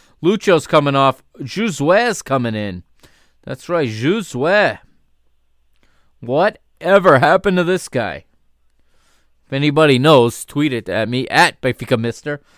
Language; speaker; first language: English; native; English